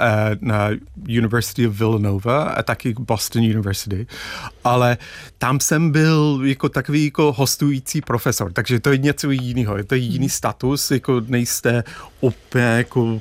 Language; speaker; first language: Czech; non-native, fluent; English